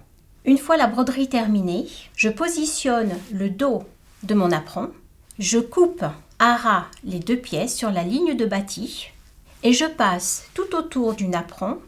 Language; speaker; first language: French; native; French